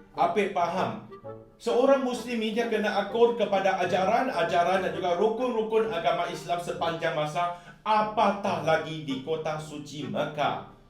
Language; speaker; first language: Malay; non-native, local second language; Chinese